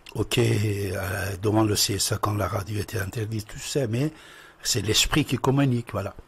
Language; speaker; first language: French; non-native, fluent; Persian